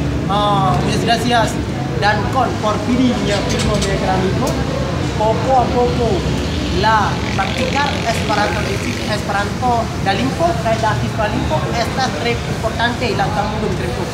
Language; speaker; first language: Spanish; non-native, learner; Indonesian